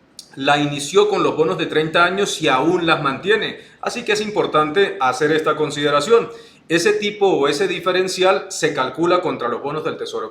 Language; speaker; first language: Spanish; native; Spanish